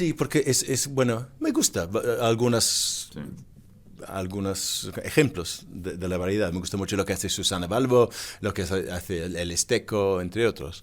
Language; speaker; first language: Spanish; non-native, fluent; English